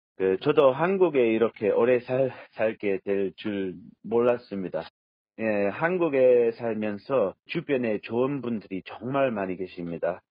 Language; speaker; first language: Korean; non-native, fluent; English